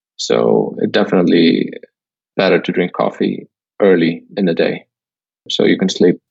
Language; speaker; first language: English; non-native, fluent; Icelandic